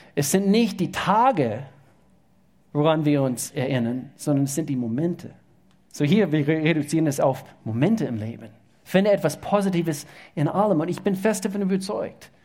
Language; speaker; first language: German; non-native, fluent; English